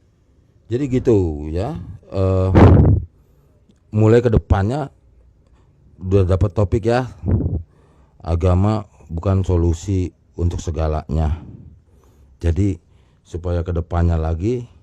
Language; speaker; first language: Indonesian; native; Indonesian